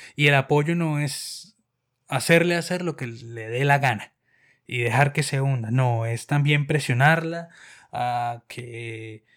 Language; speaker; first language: Spanish; native; Spanish